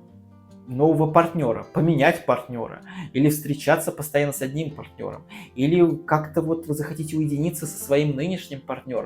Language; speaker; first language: Russian; native; Russian